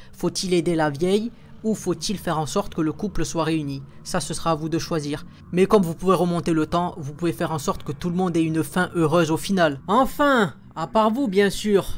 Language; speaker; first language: French; native; French